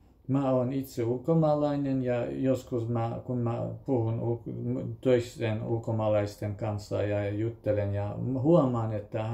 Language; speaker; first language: Finnish; non-native, fluent; Kurdish